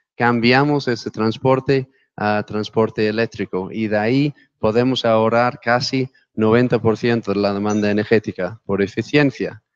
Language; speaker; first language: Spanish; non-native, fluent; English